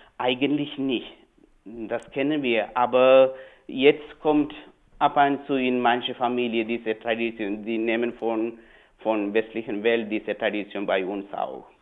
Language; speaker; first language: German; non-native, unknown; Malayalam